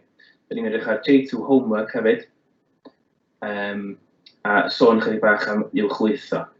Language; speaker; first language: Welsh; native; Welsh